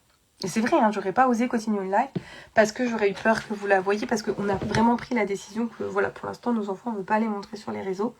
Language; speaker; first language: French; native; French